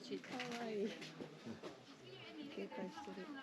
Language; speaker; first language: Japanese; native; Japanese